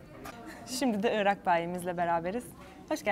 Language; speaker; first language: Turkish; native; Turkish